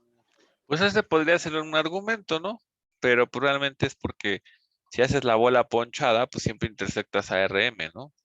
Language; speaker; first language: Spanish; native; Spanish